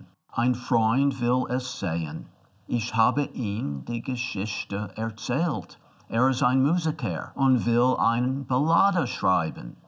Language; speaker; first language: German; non-native, fluent; English